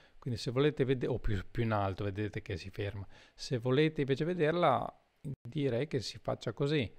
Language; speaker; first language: Italian; native; Italian